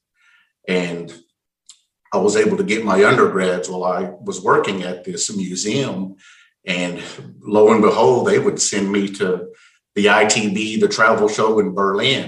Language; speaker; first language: English; native; English